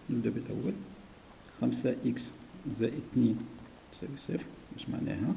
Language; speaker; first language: Arabic; native; Arabic